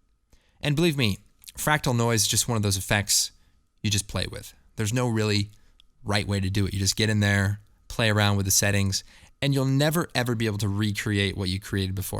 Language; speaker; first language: English; native; English